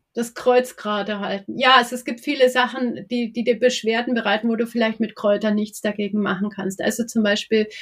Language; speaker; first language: German; native; German